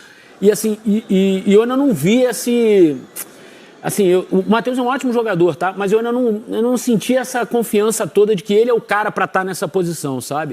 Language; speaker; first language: Portuguese; native; Portuguese